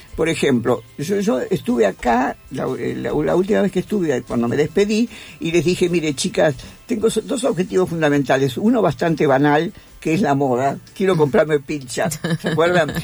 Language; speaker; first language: Spanish; native; Spanish